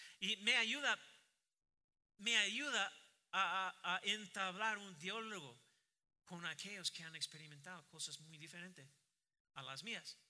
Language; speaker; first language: Spanish; non-native, fluent; English